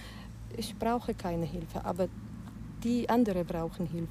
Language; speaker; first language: German; non-native, fluent; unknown